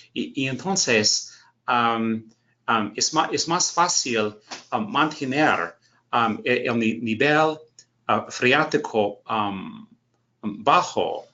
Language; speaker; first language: Spanish; non-native, learner; English